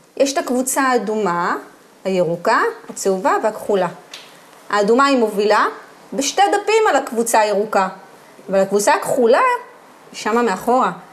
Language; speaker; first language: Hebrew; native; Hebrew